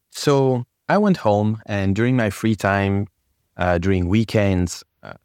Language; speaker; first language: English; non-native, fluent; French